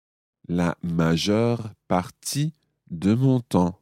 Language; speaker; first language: French; non-native, fluent; English